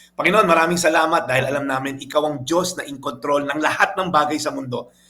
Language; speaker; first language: Filipino; native; Filipino